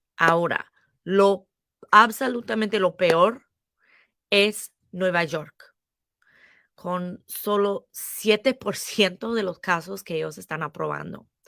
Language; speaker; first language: Spanish; non-native, fluent; English